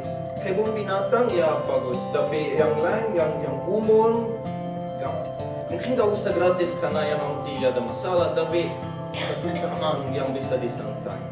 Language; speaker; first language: Indonesian; non-native, learner; English